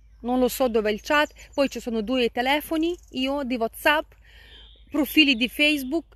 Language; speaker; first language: Italian; non-native, fluent; Russian